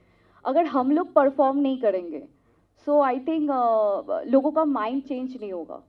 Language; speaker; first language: Hindi; non-native, local second language; Telugu